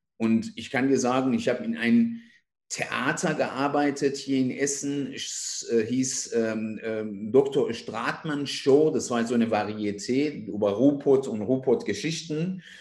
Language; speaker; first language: German; non-native, fluent; Persian